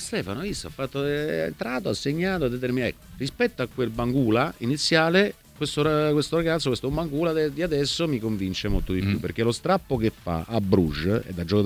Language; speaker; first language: Italian; native; Italian